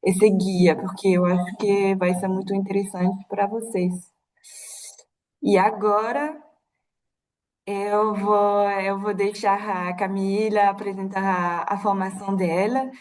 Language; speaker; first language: Portuguese; non-native, fluent; French